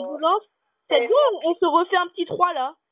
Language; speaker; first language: French; native; French